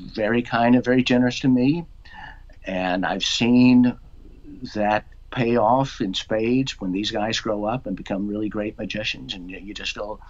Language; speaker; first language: English; native; English